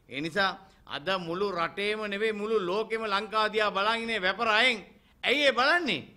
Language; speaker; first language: Sinhala; non-native, local second language; Tamil